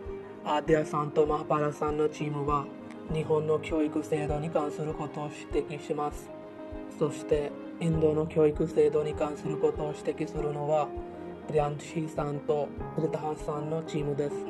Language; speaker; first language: Japanese; non-native, fluent; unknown